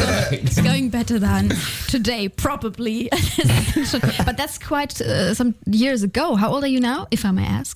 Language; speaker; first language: English; non-native, fluent; German